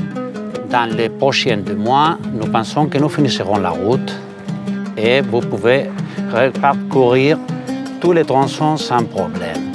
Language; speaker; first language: French; non-native, fluent; Spanish